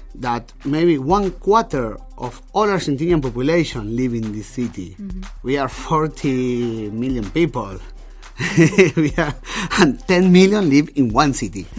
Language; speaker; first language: English; non-native, fluent; Spanish